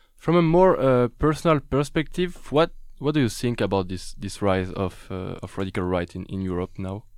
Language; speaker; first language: English; non-native, fluent; French